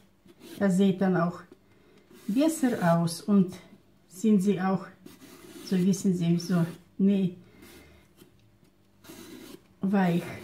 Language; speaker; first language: German; non-native, fluent; Russian